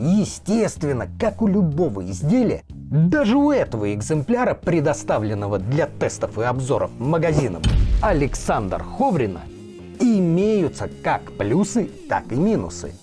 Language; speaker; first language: Russian; native; Russian